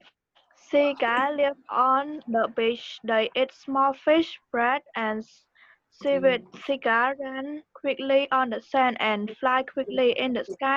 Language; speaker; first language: English; non-native, learner; Khmer